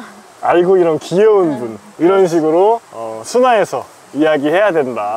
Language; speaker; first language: Korean; native; Korean